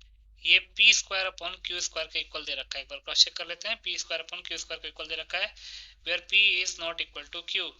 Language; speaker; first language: Hindi; native; Hindi